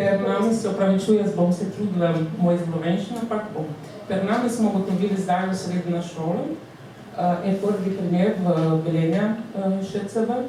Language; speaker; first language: Slovenian; non-native, learner; Portuguese